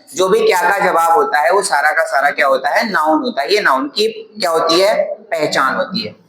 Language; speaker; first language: Hindi; native; Hindi